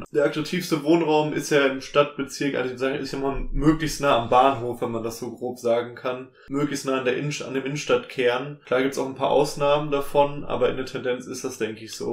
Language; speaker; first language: German; native; German